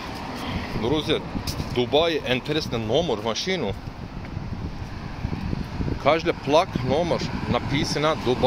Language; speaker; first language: Russian; non-native, learner; Turkish